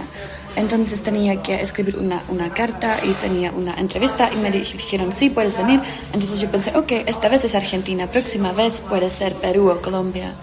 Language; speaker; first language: Spanish; non-native, fluent; Czech